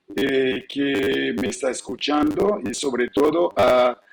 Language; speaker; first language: Spanish; non-native, learner; Haitian Creole